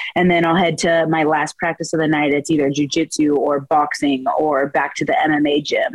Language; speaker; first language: English; native; English